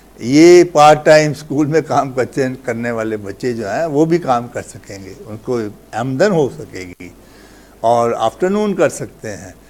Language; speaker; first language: Urdu; native; Urdu